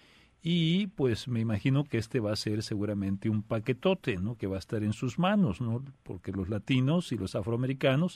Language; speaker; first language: Spanish; native; Spanish